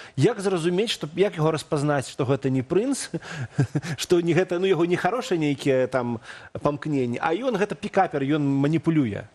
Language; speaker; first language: Belarusian; non-native, local second language; Russian